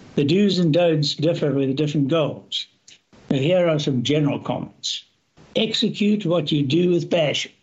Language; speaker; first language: English; native; English